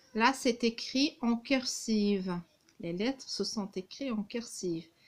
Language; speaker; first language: French; non-native, local second language; Arabic